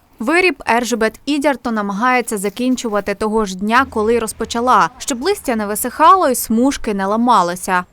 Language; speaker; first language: Ukrainian; native; Ukrainian